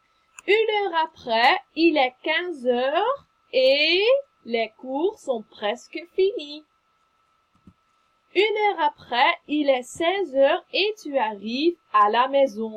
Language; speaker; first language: French; non-native, fluent; Dutch